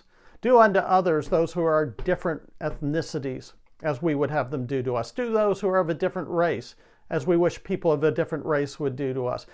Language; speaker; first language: English; native; English